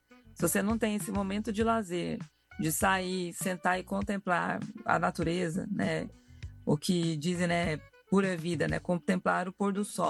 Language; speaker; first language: Portuguese; native; Portuguese